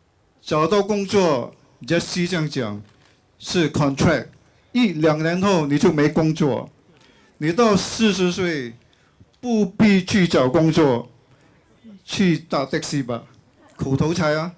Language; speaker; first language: Chinese; non-native, local second language; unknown